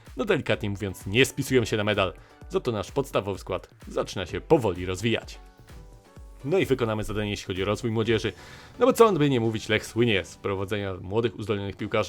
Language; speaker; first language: Polish; native; Polish